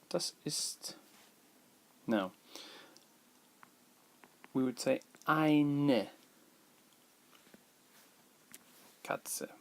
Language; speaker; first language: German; non-native, fluent; English